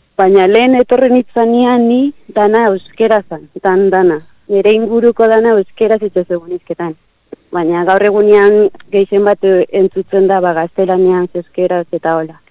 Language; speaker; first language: Basque; early bilingual, other home language; Spanish